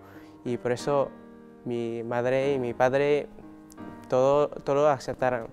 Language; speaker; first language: Spanish; non-native, learner; Cebuano